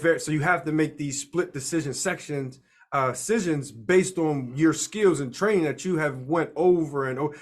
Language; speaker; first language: English; native; English